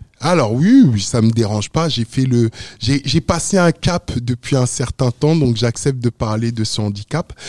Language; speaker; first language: French; early bilingual, other home language; Wolof